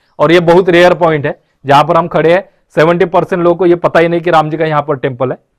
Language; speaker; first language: Hindi; non-native, local second language; Marathi